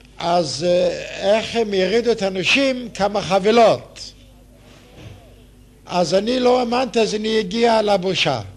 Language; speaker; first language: Hebrew; non-native, fluent; Yiddish